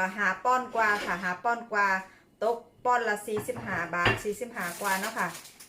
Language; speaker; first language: Thai; native; Thai